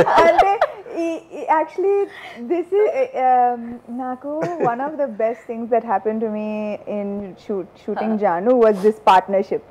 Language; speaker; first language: Telugu; non-native, local second language; Tamil